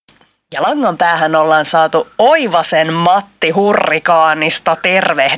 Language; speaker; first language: Finnish; native; Finnish